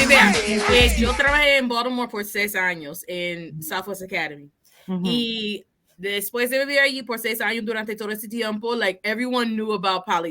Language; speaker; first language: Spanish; non-native, fluent; English